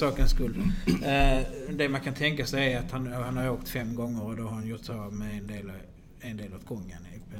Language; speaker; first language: Swedish; native; Swedish